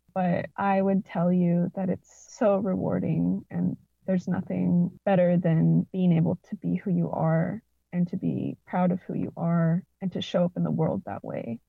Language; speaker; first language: English; native; English